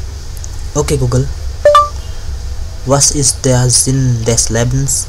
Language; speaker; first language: German; non-native, learner; Indonesian